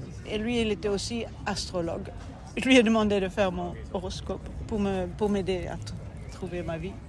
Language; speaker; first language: French; non-native, fluent; German